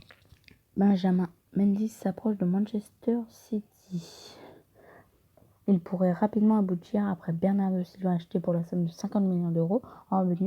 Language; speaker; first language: French; native; French